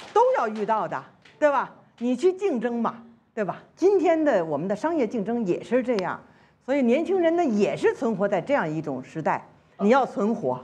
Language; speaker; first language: Chinese; native; Chinese